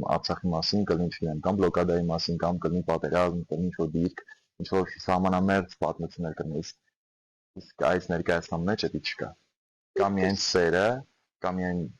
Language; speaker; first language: Armenian; native; Armenian